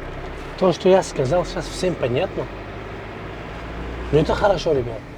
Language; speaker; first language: Russian; non-native, fluent; Tajik